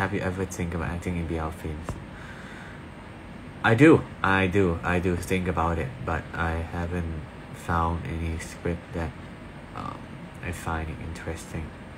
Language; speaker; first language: English; non-native, fluent; Thai